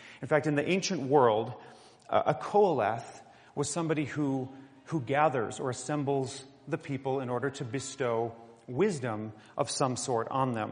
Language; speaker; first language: English; native; English